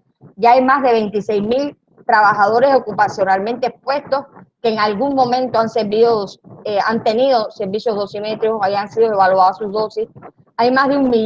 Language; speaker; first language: Spanish; native; Spanish